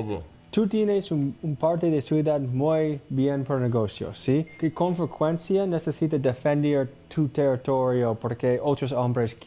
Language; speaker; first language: Spanish; non-native, learner; English